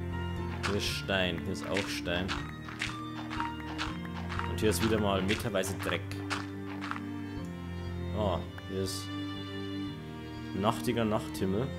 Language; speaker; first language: German; native; German